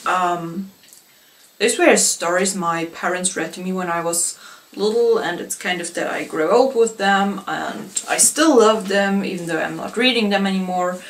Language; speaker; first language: English; non-native, fluent; German